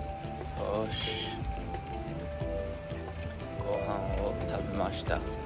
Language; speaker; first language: Japanese; non-native, learner; English